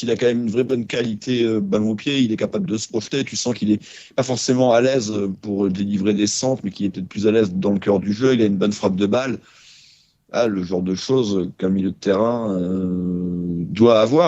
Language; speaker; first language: French; native; French